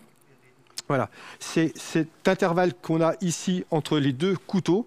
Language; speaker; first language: French; native; French